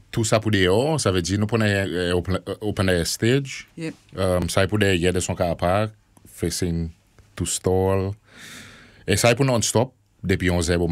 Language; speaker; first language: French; non-native, learner; Morisyen